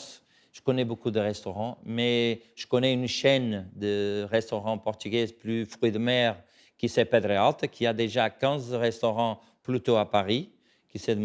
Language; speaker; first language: French; non-native, fluent; Portuguese